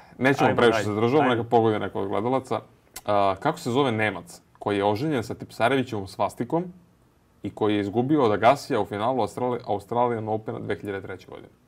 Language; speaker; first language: Serbian; native; Serbian